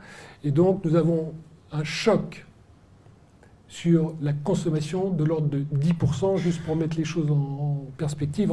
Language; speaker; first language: French; native; French